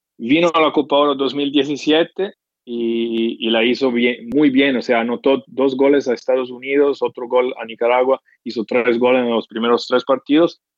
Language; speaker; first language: Spanish; non-native, fluent; English